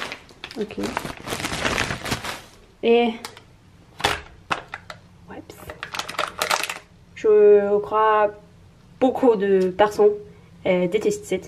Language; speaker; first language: French; non-native, learner; Norwegian